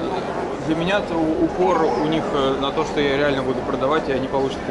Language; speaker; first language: Russian; native; Russian